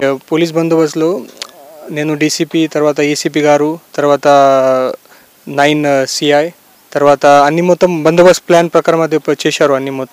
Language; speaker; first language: Telugu; non-native, learner; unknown